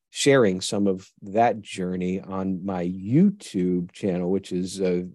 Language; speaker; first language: English; native; English